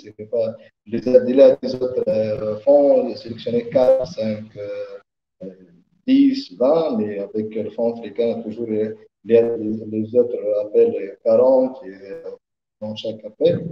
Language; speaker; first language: French; non-native, learner; Arabic